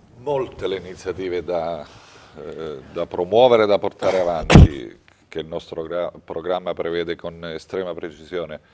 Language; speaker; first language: Italian; native; Italian